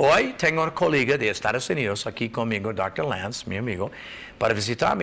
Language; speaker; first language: Spanish; non-native, learner; English